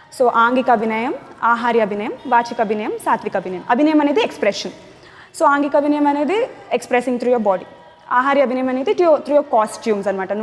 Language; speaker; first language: Telugu; non-native, local second language; Tamil